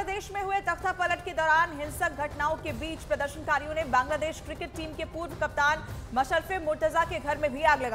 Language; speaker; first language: Hindi; native; Hindi